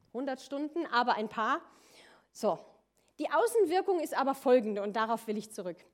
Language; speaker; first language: German; native; German